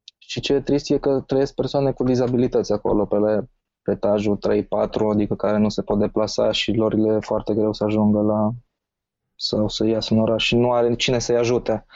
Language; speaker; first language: Romanian; native; Romanian